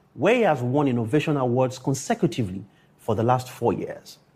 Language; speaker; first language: English; non-native, local second language; Yoruba